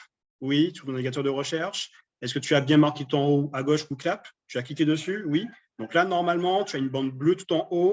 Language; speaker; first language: French; native; French